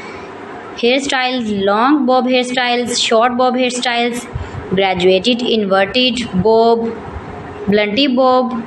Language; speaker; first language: English; non-native, learner; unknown